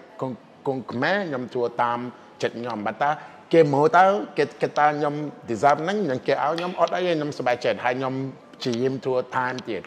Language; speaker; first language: Khmer; non-native, fluent; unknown